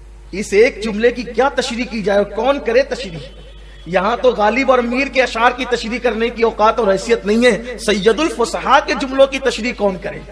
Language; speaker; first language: Urdu; native; Urdu